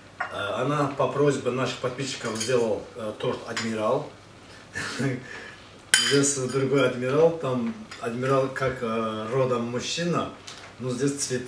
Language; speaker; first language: Russian; non-native, learner; Azerbaijani